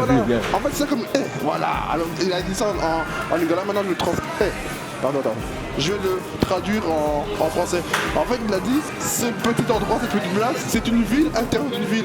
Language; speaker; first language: French; native; French